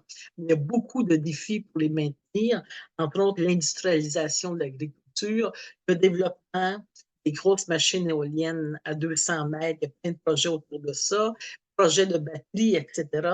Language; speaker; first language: French; native; French